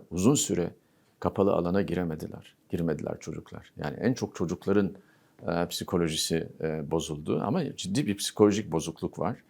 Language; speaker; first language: Turkish; native; Turkish